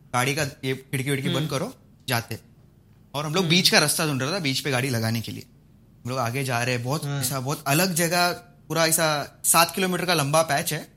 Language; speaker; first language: Hindi; non-native, local second language; Marathi